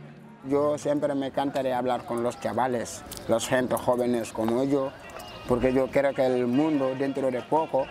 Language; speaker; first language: Spanish; non-native, fluent; Wolof